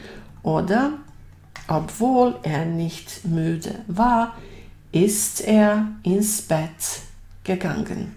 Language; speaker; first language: German; non-native, fluent; Bosnian